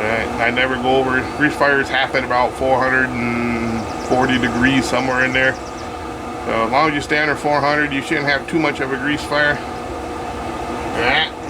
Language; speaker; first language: English; native; English